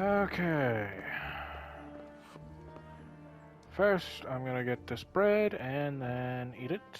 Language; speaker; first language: English; native; English